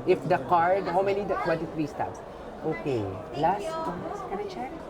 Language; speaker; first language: English; non-native, learner; Filipino